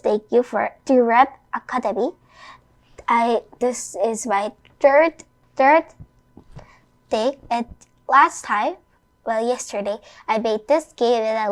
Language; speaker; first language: English; non-native, fluent; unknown